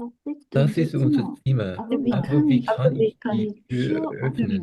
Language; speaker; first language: German; non-native, learner; Korean